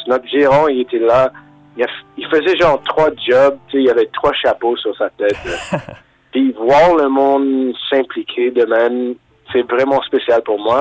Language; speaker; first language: French; non-native, fluent; English